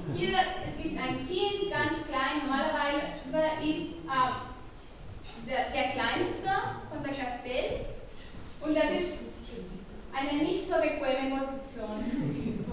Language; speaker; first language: German; non-native, learner; Catalan